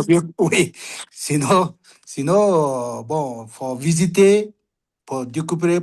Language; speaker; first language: French; non-native, learner; Sherpa